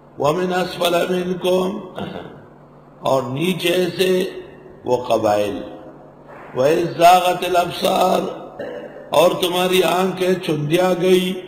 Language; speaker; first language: Urdu; non-native, local second language; Pashto